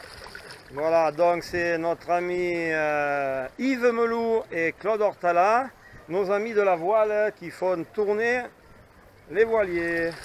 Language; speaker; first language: French; native; French